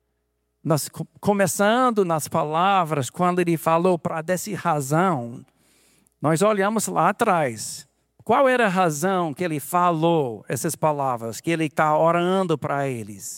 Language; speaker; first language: Portuguese; non-native, fluent; English